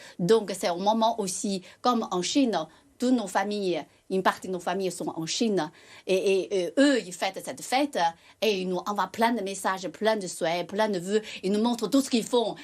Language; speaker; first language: French; non-native, fluent; Chinese